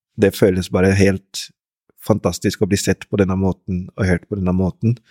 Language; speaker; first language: Norwegian; early bilingual, other home language; Rundi